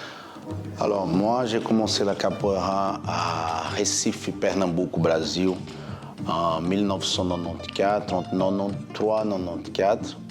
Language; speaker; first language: French; non-native, fluent; Portuguese